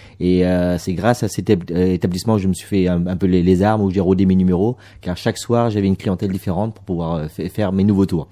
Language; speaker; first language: French; native; French